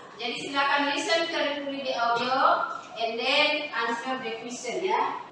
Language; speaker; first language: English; non-native, learner; Indonesian